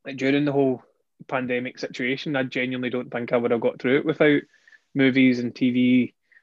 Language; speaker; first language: English; native; English